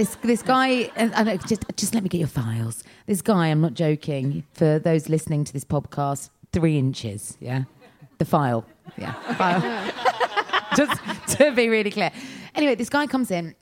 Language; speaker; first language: English; native; English